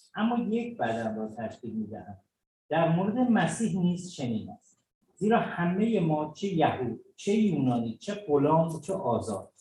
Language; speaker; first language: Persian; native; Persian